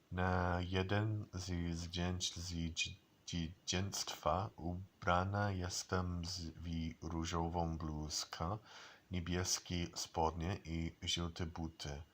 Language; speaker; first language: Polish; non-native, learner; English